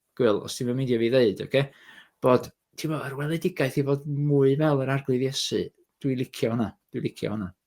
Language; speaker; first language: Welsh; native; Welsh